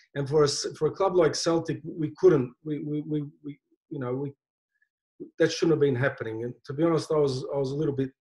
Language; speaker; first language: English; native; English